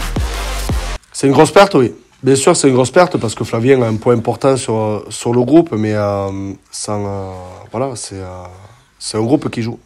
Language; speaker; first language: French; native; French